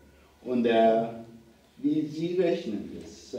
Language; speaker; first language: German; non-native, learner; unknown